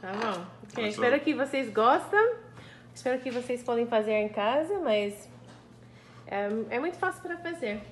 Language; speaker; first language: Portuguese; non-native, learner; English